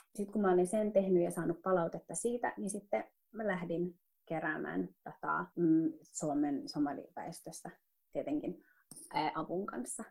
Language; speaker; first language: Finnish; early bilingual, other home language; Somali